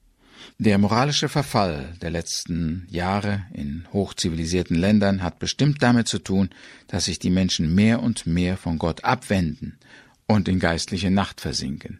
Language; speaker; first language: German; native; German